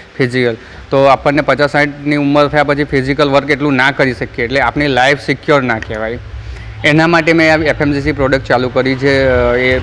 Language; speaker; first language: Gujarati; non-native, local second language; Rathawi